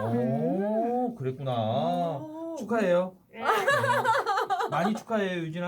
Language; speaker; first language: Korean; native; Korean